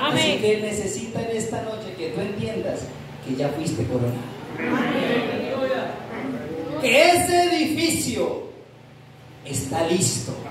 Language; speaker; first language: Spanish; native; Spanish